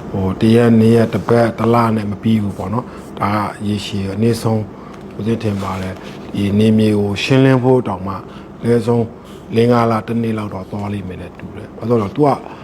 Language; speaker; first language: Burmese; native; Burmese